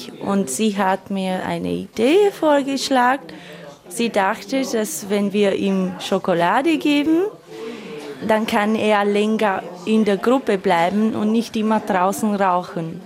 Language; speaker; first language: German; non-native, fluent; Romanian